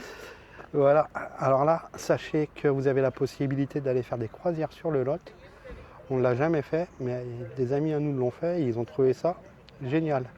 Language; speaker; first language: French; native; French